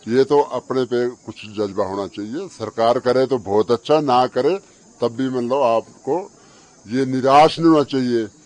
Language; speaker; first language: Hindi; native; Hindi